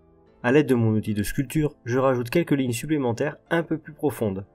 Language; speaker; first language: French; native; French